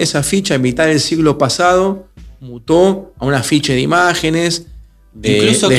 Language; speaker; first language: Spanish; native; Spanish